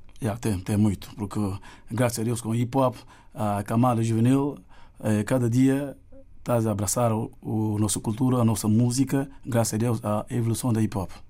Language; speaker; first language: Portuguese; non-native, local second language; Upper Guinea Crioulo